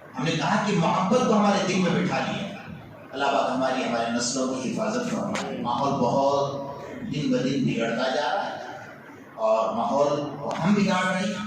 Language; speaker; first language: Urdu; native; Urdu